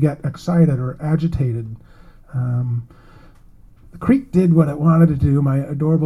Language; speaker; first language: English; native; English